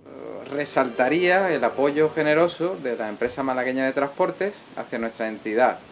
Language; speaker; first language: Spanish; native; Spanish